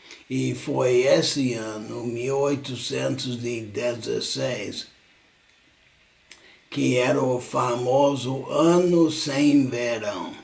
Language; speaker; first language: Portuguese; non-native, fluent; English